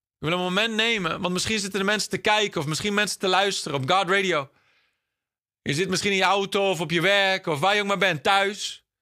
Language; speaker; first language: Dutch; non-native, fluent; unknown